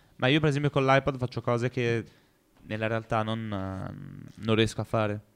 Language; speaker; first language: Italian; native; Italian